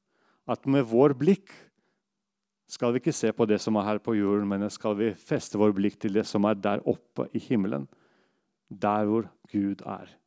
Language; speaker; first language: Norwegian; non-native, fluent; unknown